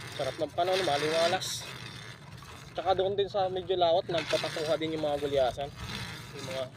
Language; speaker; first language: Filipino; non-native, local second language; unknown